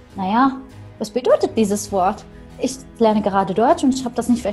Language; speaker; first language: German; non-native, fluent; Arabic